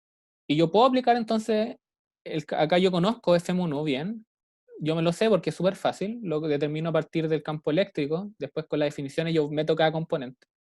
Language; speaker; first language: Spanish; native; Spanish